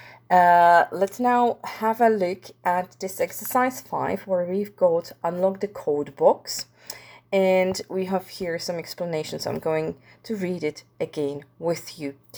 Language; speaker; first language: English; non-native, fluent; Czech